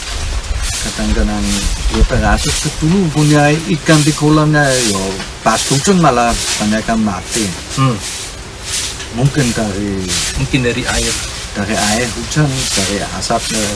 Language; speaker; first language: Indonesian; non-native, fluent; German